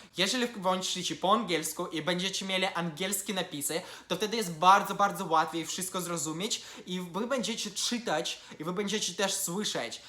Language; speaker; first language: Polish; non-native, fluent; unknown